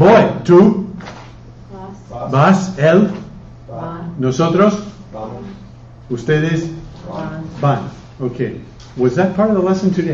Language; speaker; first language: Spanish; non-native, fluent; English